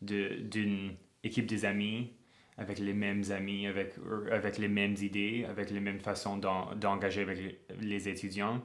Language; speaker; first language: French; non-native, local second language; English